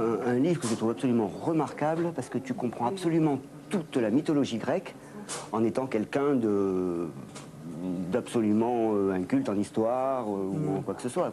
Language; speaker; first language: French; native; French